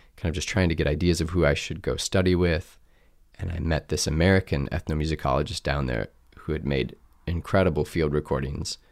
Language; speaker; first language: English; native; English